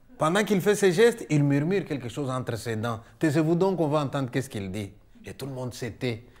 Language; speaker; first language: French; non-native, local second language; Luba-Lulua